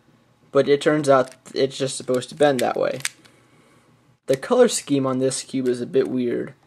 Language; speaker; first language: English; native; English